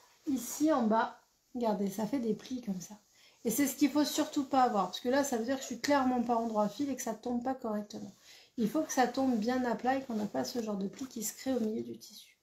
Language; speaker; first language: French; native; French